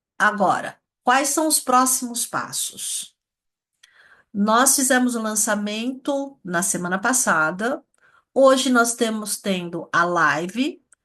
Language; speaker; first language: Portuguese; early bilingual, other home language; Chinese